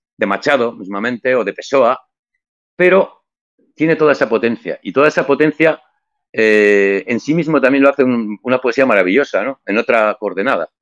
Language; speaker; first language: Spanish; native; Spanish